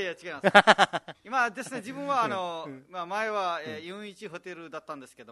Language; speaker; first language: Japanese; non-native, fluent; Nepali